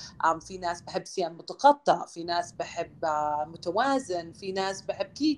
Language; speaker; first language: Arabic; early bilingual, other home language; English